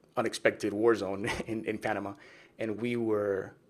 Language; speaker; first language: English; early bilingual, other home language; Spanish